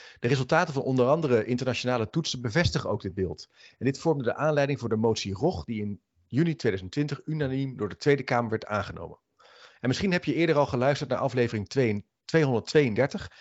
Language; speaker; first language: Dutch; native; Dutch